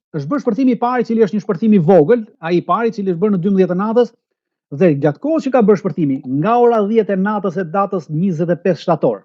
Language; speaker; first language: Albanian; native; Albanian